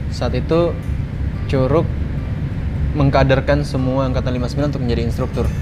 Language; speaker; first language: Indonesian; native; Indonesian